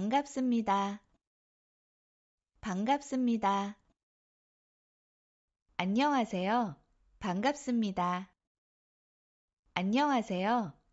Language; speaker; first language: Korean; non-native, learner; Spanish